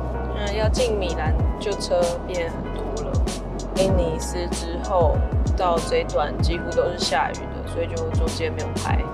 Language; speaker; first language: Chinese; native; Chinese